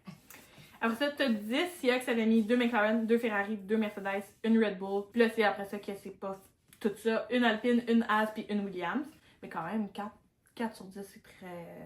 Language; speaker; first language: French; native; French